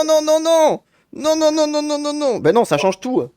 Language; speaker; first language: French; native; French